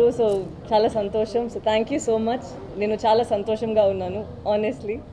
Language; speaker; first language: Telugu; non-native, local second language; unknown